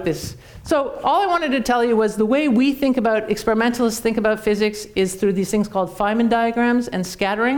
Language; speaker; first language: English; native; English